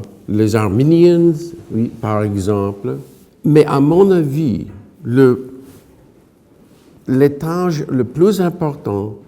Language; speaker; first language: French; non-native, fluent; English